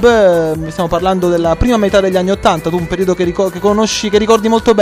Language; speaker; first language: Italian; native; Italian